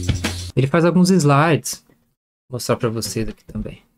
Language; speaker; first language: Portuguese; native; Portuguese